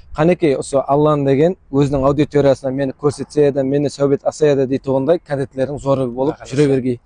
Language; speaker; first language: Uzbek; non-native, local second language; Kara-Kalpak